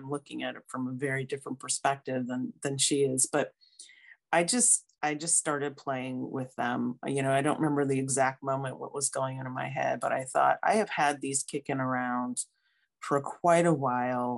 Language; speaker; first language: English; native; English